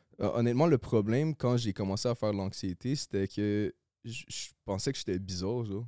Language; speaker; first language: French; native; French